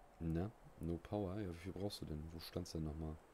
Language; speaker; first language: German; native; German